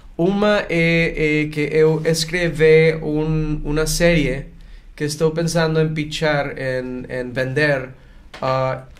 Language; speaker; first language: Portuguese; non-native, learner; Spanish